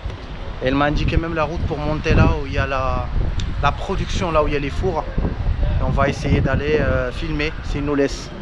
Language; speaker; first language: French; native; French